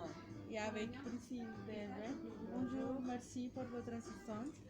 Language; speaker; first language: French; non-native, learner; Spanish